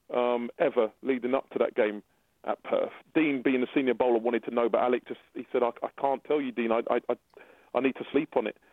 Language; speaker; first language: English; native; English